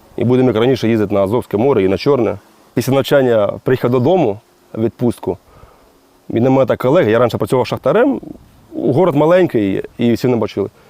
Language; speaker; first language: Ukrainian; non-native, local second language; Russian